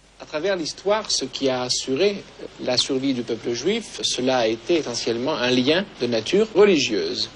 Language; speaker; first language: French; native; French